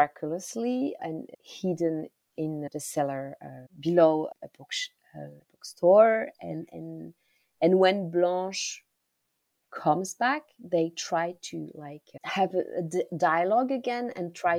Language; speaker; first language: English; non-native, local second language; Kinyarwanda